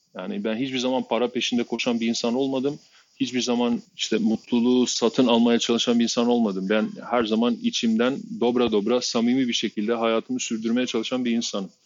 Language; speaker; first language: Turkish; non-native, fluent; Albanian